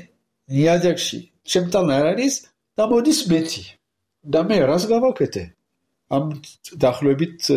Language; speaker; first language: Georgian; non-native, learner; French